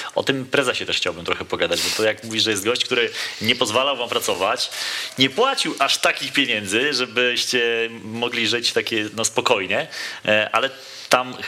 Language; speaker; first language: Polish; native; Polish